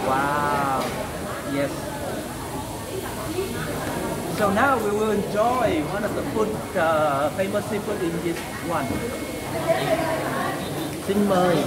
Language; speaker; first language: English; non-native, fluent; Vietnamese